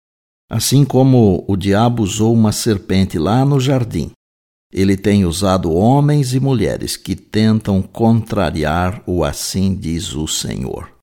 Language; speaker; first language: Portuguese; native; Portuguese